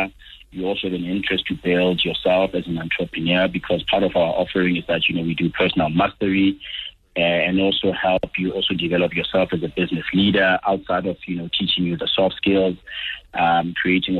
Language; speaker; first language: English; non-native, local second language; Tswana